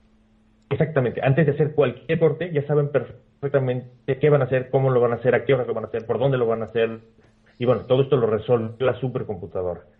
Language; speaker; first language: Spanish; native; Spanish